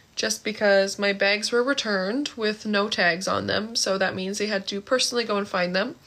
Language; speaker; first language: English; native; English